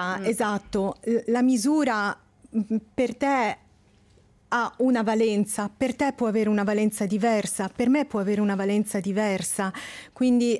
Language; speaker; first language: Italian; native; Italian